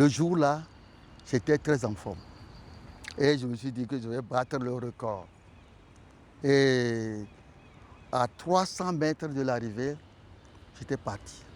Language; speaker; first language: French; non-native, local second language; Ewe